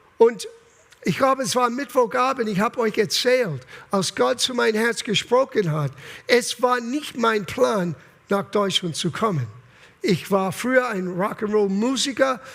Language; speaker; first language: German; non-native, fluent; English